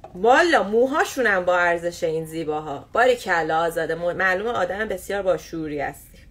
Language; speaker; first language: Persian; native; Persian